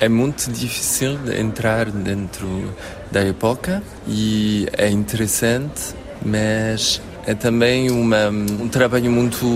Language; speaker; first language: Portuguese; early bilingual, heritage; French